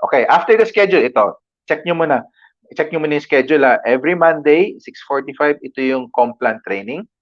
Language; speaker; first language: Filipino; non-native, local second language; Cebuano